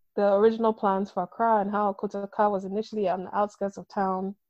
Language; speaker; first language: English; non-native, local second language; Akan